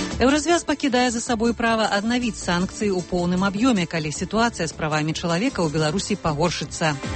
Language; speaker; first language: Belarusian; native; Belarusian